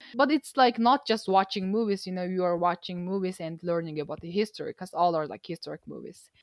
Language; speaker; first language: English; non-native, fluent; Mongolian